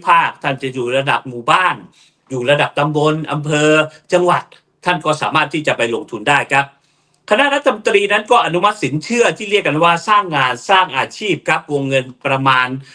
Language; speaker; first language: Thai; native; Thai